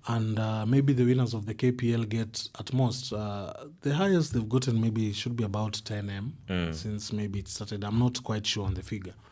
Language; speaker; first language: English; non-native, local second language; Swahili